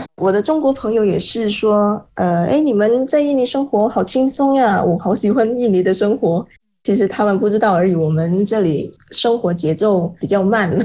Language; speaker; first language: Chinese; non-native, fluent; Indonesian